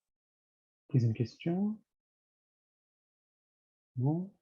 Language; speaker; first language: French; non-native, fluent; Portuguese